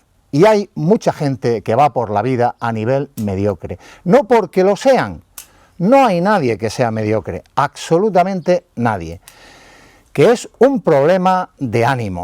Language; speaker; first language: Spanish; native; Spanish